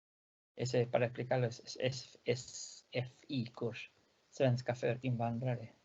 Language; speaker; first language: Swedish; non-native, fluent; Spanish